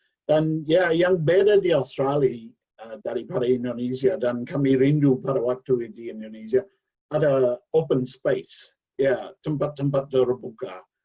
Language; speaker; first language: Indonesian; non-native, learner; English